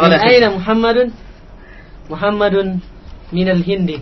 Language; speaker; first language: Arabic; non-native, learner; Indonesian